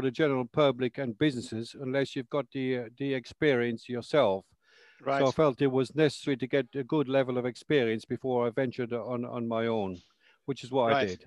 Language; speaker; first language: English; native; English